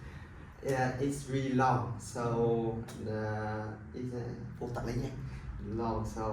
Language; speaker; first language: English; non-native, learner; Vietnamese